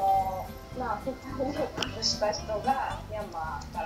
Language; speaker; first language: Japanese; native; Japanese